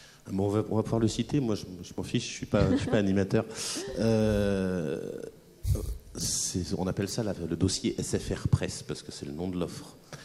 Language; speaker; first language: French; native; French